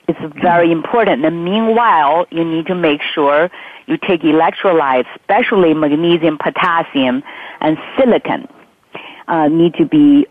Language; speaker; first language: English; non-native, fluent; Chinese